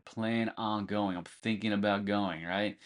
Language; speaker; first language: English; native; English